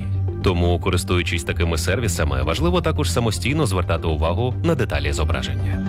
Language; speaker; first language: Ukrainian; native; Ukrainian